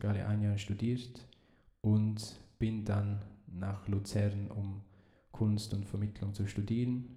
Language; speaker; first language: German; early bilingual, heritage; Italian